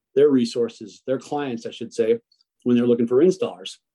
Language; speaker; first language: English; early bilingual, other home language; Italian